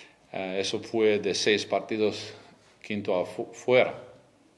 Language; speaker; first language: Spanish; non-native, learner; Croatian